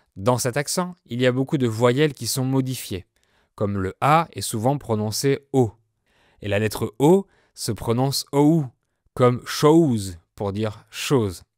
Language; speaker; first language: French; native; French